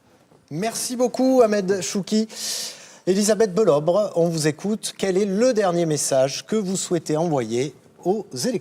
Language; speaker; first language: French; native; French